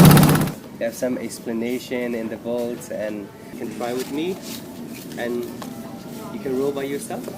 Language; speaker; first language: English; non-native, learner; Burmese